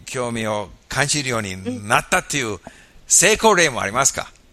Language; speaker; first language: Japanese; non-native, fluent; English